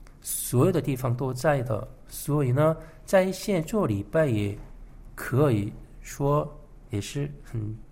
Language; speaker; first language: Chinese; non-native, fluent; Korean